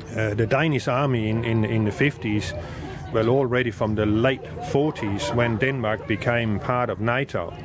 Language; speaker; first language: English; non-native, fluent; Danish